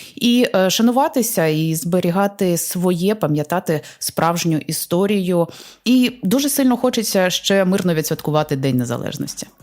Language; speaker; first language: Ukrainian; native; Ukrainian